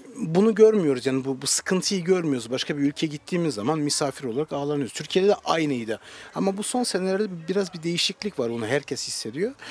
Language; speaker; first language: Turkish; early bilingual, heritage; Turkish